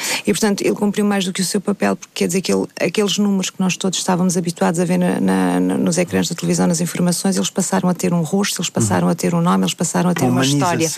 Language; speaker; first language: Portuguese; native; Portuguese